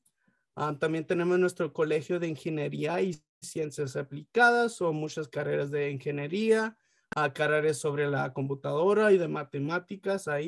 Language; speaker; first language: Spanish; early bilingual, heritage; Spanish